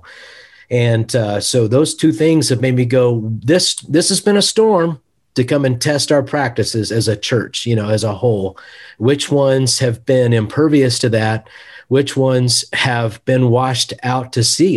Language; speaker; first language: English; native; English